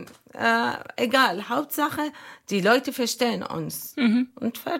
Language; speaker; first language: German; non-native, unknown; Arabic